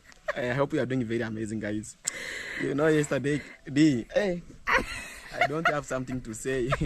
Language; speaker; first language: English; non-native, local second language; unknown